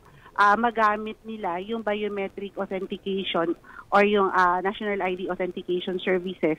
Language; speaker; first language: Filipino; native; Filipino